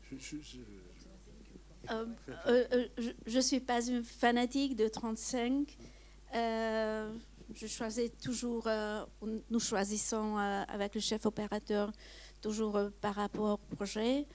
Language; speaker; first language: French; non-native, fluent; Hungarian